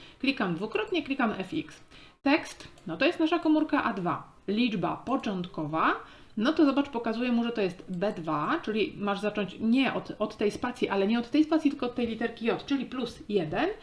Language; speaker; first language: Polish; native; Polish